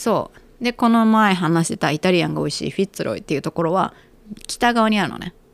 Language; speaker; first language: Japanese; native; Japanese